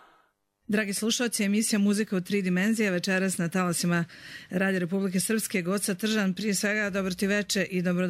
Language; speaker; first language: Croatian; native; Croatian